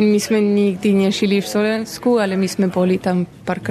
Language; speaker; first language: Slovak; early bilingual, heritage; Slovak